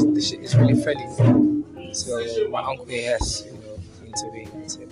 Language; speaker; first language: English; non-native, local second language; Yoruba